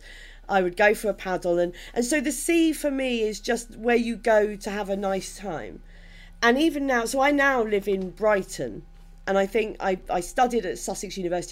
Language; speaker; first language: English; native; English